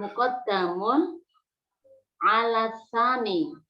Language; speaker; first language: Arabic; non-native, learner; Indonesian